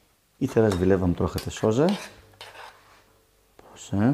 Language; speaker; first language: Polish; non-native, fluent; Greek